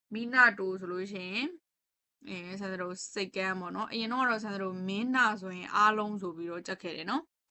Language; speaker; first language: Burmese; native; Burmese